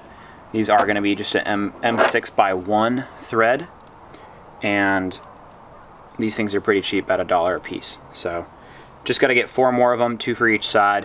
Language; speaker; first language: English; native; English